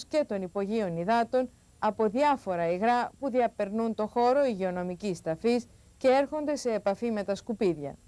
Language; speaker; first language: Greek; native; Greek